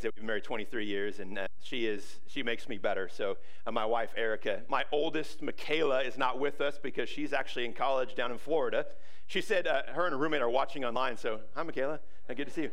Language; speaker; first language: English; native; English